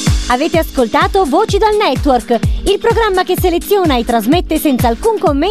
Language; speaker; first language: Italian; native; Italian